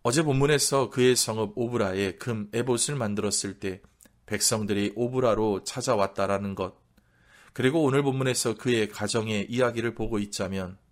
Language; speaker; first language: Korean; native; Korean